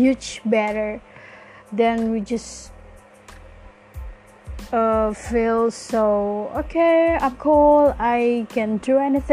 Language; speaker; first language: English; non-native, learner; Malay